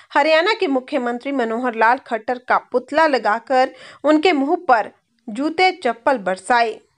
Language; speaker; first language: Hindi; non-native, local second language; Punjabi